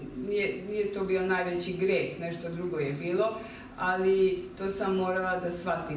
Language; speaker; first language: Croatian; non-native, local second language; Hungarian